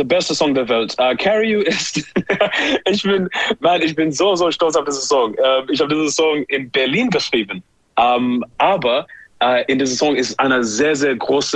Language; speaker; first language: German; non-native, fluent; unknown